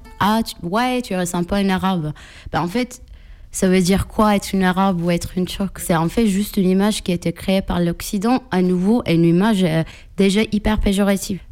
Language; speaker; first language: French; non-native, fluent; Turkish